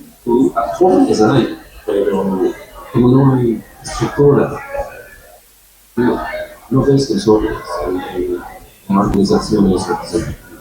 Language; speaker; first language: Spanish; non-native, learner; English